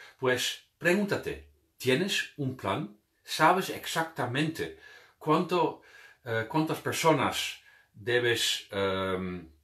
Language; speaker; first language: Spanish; non-native, fluent; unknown